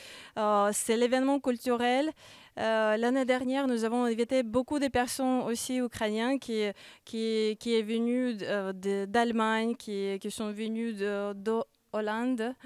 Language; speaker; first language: French; non-native, learner; Ukrainian